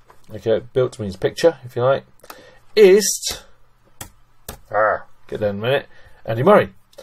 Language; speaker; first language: English; native; English